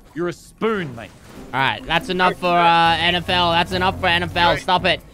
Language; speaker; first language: English; native; English